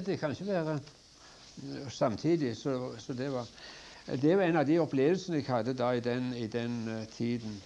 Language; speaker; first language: Norwegian; native; Norwegian